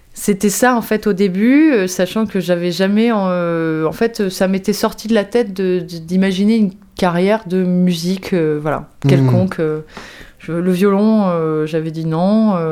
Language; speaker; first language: French; native; French